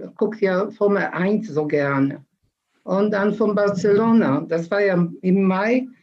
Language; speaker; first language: German; non-native, fluent; Polish